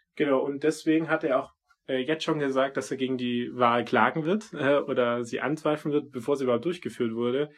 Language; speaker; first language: German; native; German